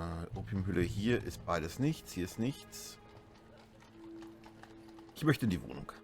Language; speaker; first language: German; native; German